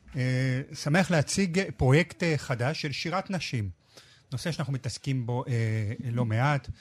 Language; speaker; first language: Hebrew; native; Hebrew